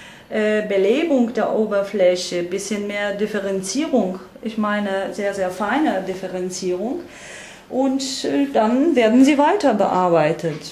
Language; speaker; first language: German; non-native, fluent; Polish